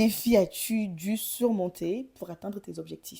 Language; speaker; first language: French; non-native, local second language; Bambara